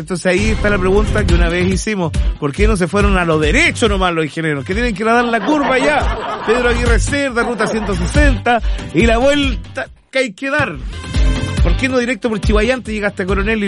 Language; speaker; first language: Spanish; native; Spanish